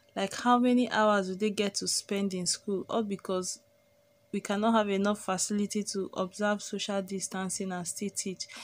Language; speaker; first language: English; non-native, local second language; Igbo